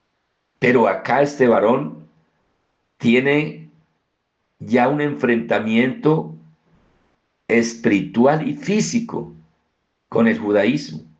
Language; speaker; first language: Spanish; native; Spanish